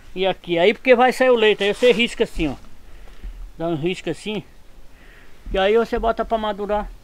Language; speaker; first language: Portuguese; native; Portuguese